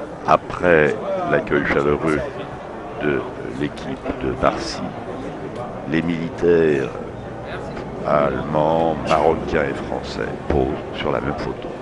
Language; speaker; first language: French; native; French